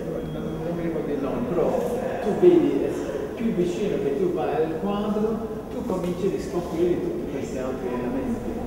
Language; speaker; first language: Italian; non-native, fluent; English